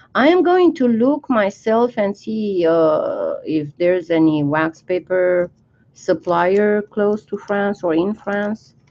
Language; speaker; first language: English; non-native, fluent; Romanian